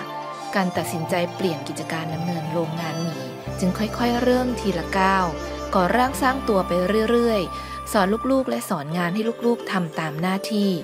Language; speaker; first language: Thai; native; Thai